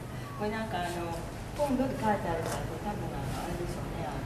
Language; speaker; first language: Japanese; native; Japanese